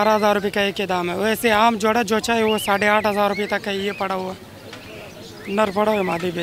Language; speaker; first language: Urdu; non-native, local second language; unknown